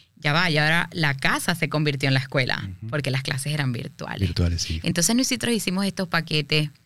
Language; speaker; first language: Spanish; native; Spanish